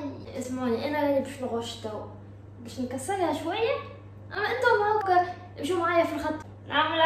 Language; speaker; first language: French; non-native, local second language; Arabic